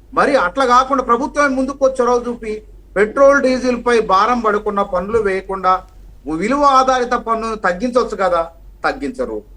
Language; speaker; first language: Telugu; native; Telugu